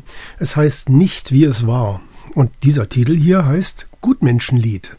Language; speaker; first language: German; native; German